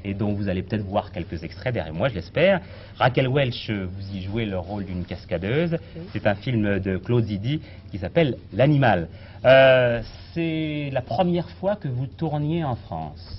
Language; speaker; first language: French; native; French